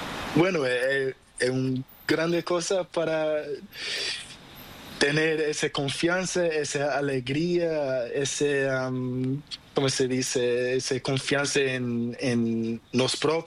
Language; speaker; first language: Spanish; non-native, learner; Portuguese